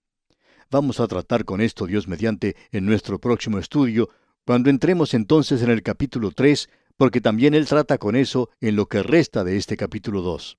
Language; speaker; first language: Spanish; native; Spanish